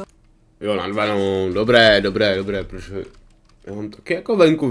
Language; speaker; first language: Slovak; non-native, learner; Czech